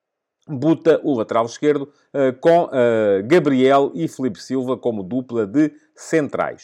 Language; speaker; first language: Portuguese; native; Portuguese